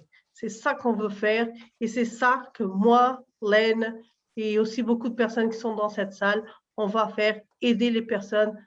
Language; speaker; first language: French; non-native, learner; Portuguese